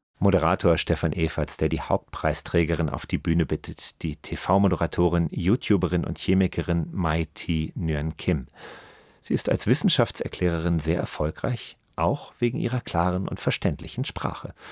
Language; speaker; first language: German; native; German